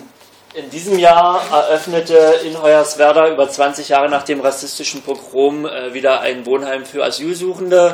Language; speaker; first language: German; native; German